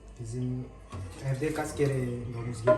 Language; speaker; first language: Turkish; non-native, learner; Indonesian